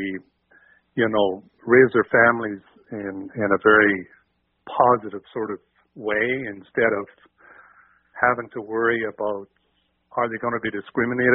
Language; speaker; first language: English; native; English